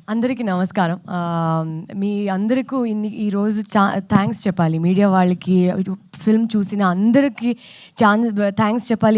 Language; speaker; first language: Telugu; non-native, fluent; Kannada